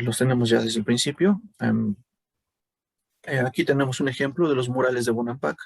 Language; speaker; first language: Spanish; native; Spanish